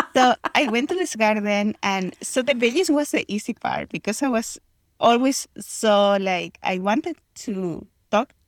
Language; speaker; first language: English; non-native, fluent; Spanish